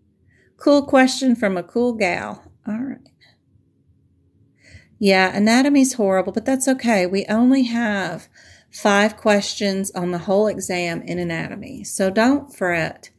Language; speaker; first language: English; native; English